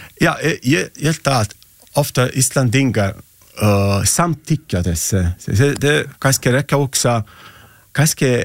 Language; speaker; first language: Icelandic; non-native, learner; Italian